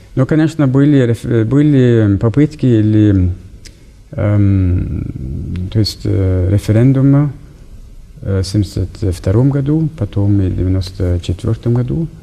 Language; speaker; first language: Russian; non-native, fluent; Norwegian